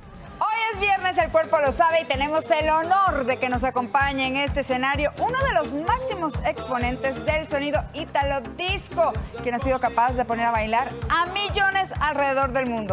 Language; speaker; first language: Spanish; native; Spanish